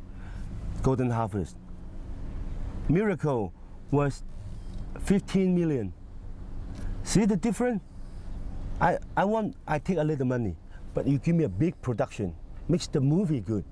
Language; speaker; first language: English; non-native, fluent; Cantonese